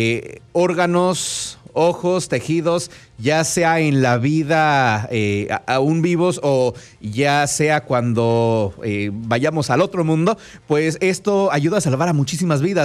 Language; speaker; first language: Spanish; native; Spanish